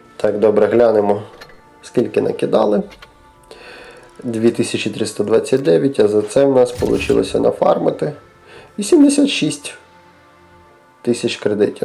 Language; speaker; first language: Ukrainian; native; Ukrainian